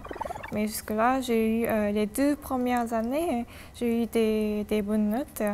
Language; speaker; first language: French; non-native, fluent; Korean